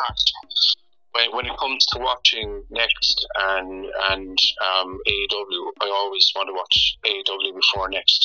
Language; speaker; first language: English; native; English